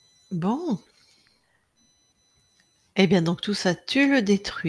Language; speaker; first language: French; native; French